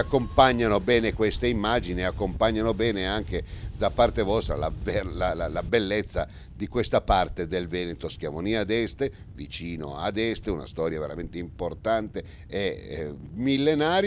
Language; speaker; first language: Italian; native; Italian